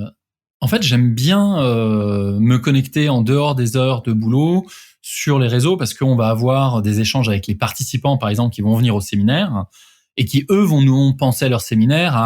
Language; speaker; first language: French; native; French